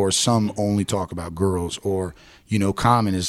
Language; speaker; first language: English; native; English